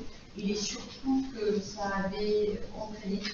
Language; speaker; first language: French; native; French